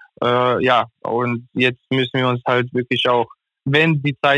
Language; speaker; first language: German; non-native, fluent; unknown